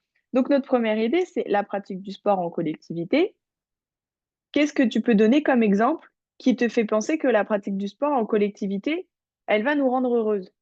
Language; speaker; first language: French; native; French